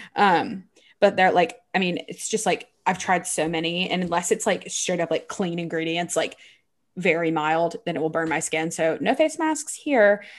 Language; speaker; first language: English; native; English